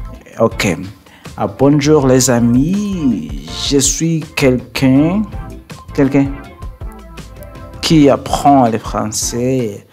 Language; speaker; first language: French; non-native, learner; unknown